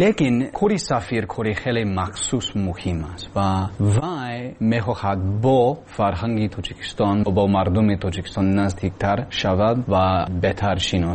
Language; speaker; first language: Persian; non-native, learner; English